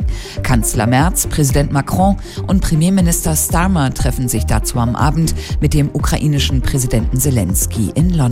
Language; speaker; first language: German; native; German